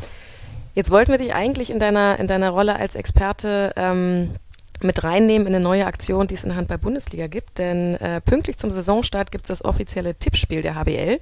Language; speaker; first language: German; native; German